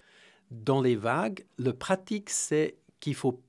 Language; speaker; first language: French; non-native, fluent; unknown